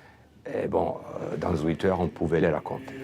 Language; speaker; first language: French; non-native, fluent; Italian